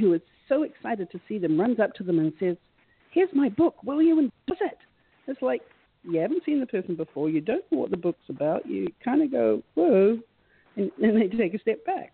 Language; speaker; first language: English; native; English